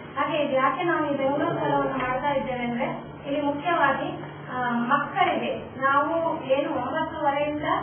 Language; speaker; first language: Kannada; native; Kannada